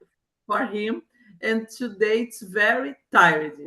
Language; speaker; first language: English; non-native, learner; Portuguese